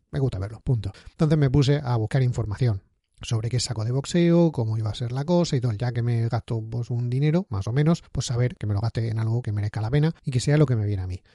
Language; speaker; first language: Spanish; native; Spanish